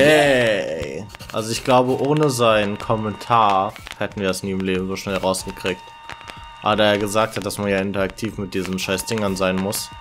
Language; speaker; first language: German; native; German